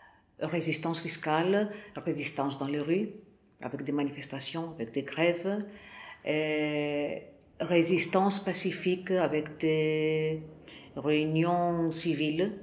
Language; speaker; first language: French; non-native, fluent; Greek